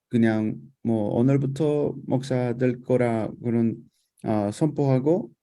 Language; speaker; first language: Korean; non-native, fluent; Spanish